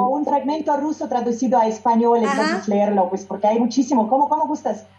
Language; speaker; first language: Spanish; non-native, fluent; Russian